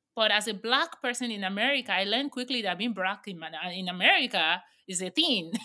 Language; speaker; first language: English; non-native, local second language; Yoruba